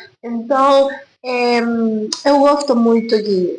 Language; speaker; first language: Portuguese; non-native, learner; Spanish